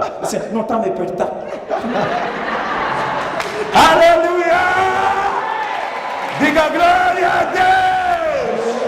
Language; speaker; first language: Portuguese; non-native, learner; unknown